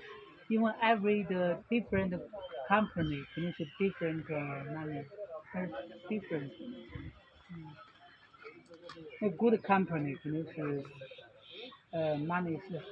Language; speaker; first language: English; non-native, learner; Chinese